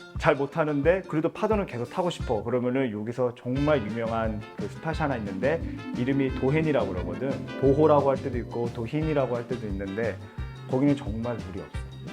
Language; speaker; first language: Korean; early bilingual, heritage; Korean